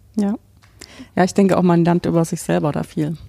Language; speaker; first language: German; native; German